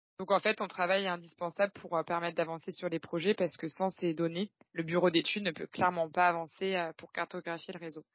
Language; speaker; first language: French; native; French